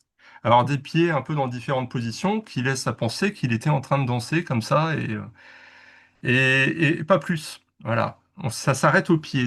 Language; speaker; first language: French; native; French